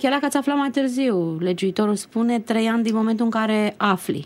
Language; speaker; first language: Romanian; native; Romanian